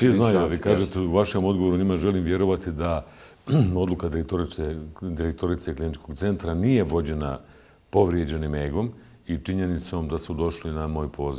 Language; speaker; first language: Serbian; native; Serbian